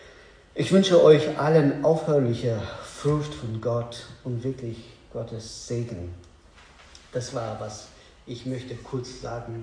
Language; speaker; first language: German; non-native, learner; Azerbaijani